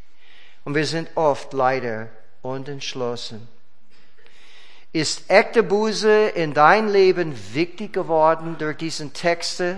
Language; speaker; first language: German; non-native, fluent; English